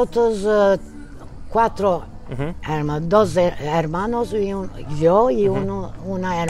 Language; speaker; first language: Spanish; early bilingual, heritage; Turkish